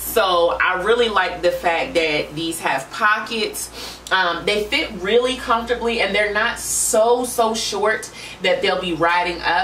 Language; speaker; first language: English; native; English